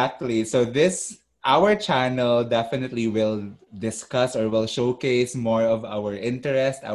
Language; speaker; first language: English; non-native, local second language; Cebuano